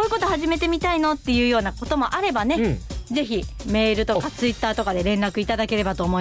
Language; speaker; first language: Japanese; native; Japanese